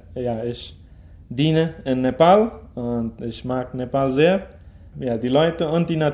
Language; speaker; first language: German; early bilingual, heritage; German